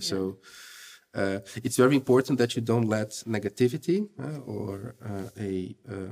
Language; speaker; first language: English; non-native, fluent; Portuguese